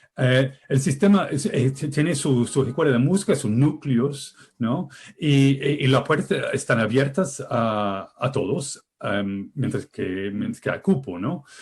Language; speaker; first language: Spanish; non-native, fluent; English